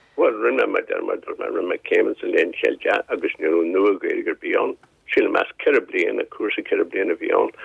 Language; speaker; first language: Irish; non-native, local second language; English